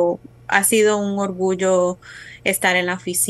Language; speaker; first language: Spanish; early bilingual, heritage; Spanish